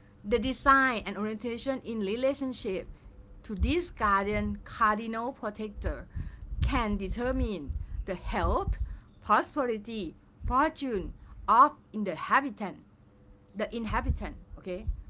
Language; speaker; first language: English; non-native, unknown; Thai